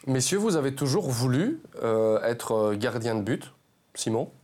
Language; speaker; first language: French; native; French